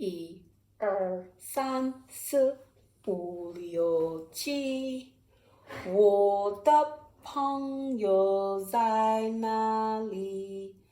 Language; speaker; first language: Chinese; non-native, learner; English